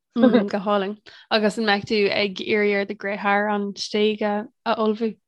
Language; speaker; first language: Irish; non-native, local second language; English